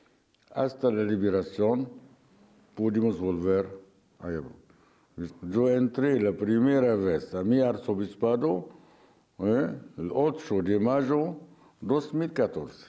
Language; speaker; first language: Spanish; non-native, fluent; Arabic